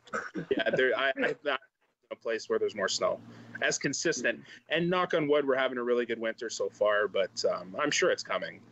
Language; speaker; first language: English; native; English